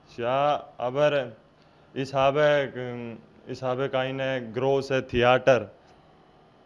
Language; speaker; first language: German; non-native, learner; Hindi